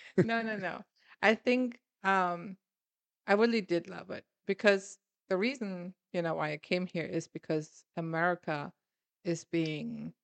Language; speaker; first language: English; non-native, fluent; German